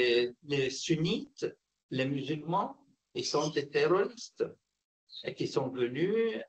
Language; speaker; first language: French; non-native, fluent; Arabic